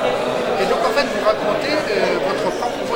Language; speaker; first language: French; native; French